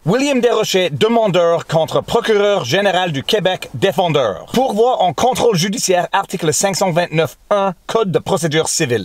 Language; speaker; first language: French; non-native, local second language; English